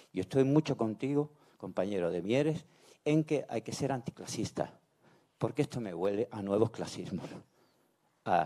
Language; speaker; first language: Spanish; native; Spanish